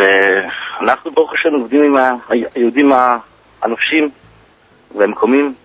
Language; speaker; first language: Hebrew; early bilingual, heritage; Hebrew